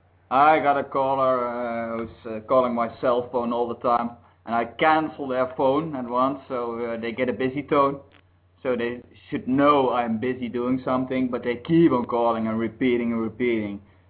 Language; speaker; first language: English; non-native, fluent; Dutch